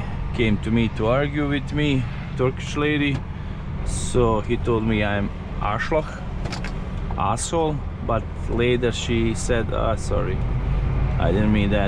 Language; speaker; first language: English; non-native, learner; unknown